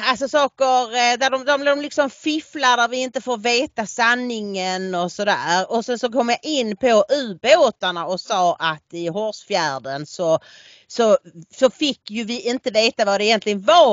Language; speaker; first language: Swedish; native; Swedish